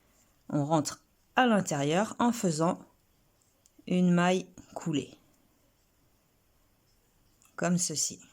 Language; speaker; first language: French; native; French